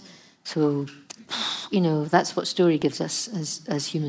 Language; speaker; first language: English; native; English